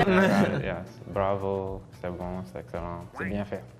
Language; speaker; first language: French; non-native, local second language; Wolof